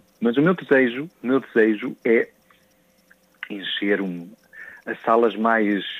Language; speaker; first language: Portuguese; native; Portuguese